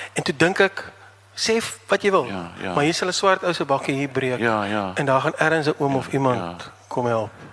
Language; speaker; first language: Afrikaans; native; Afrikaans